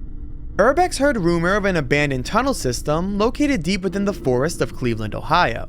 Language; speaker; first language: English; native; English